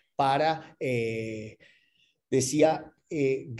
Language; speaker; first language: Spanish; native; Spanish